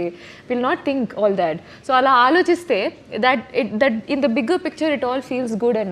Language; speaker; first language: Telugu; non-native, learner; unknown